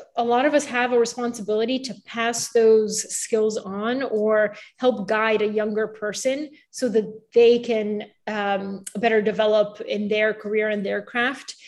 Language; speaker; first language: English; early bilingual, other home language; Bulgarian